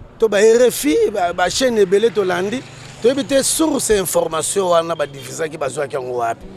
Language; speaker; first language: Lingala; non-native, local second language; Kongo